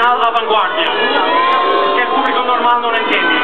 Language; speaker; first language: Spanish; non-native, fluent; Italian